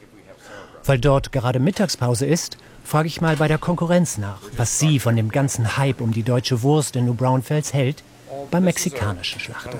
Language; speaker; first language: German; native; German